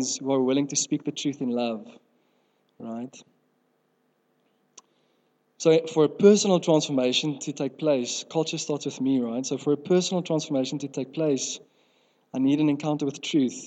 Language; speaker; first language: English; non-native, local second language; Afrikaans